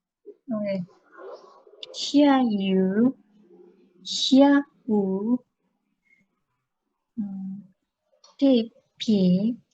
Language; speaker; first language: Chinese; non-native, learner; Indonesian